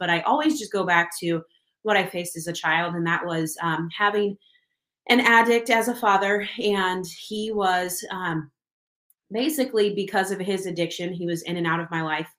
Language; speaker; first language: English; native; English